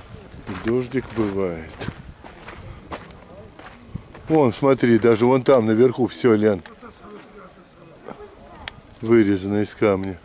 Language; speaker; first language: Russian; native; Russian